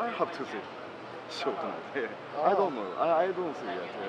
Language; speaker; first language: English; non-native, learner; Japanese